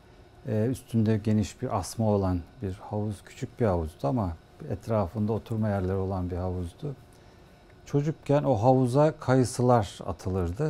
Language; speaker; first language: Turkish; native; Turkish